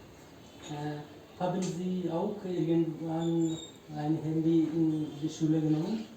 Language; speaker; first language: German; non-native, learner; Hindi